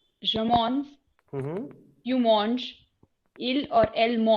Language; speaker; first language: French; non-native, learner; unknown